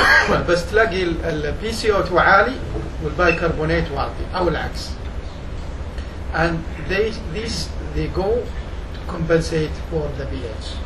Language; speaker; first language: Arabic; native; Arabic